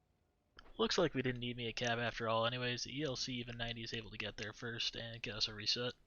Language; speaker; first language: English; native; English